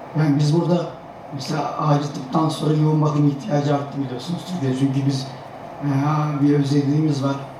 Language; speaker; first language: Turkish; native; Turkish